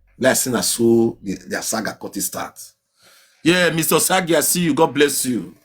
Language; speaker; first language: Nigerian Pidgin; native; Nigerian Pidgin